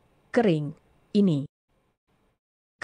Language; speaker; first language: Indonesian; non-native, learner; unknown